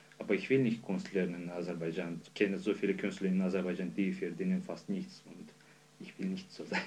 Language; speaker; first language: German; non-native, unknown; Azerbaijani